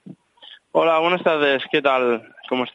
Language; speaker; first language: Spanish; native; Spanish